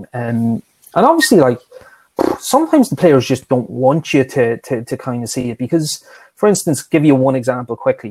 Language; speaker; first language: English; native; English